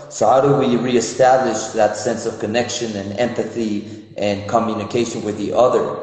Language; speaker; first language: English; non-native, fluent; Spanish